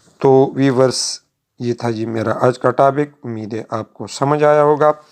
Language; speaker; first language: Urdu; non-native, local second language; Pashto